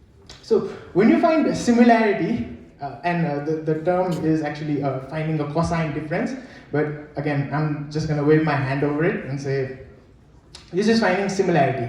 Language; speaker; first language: English; non-native, local second language; Nepali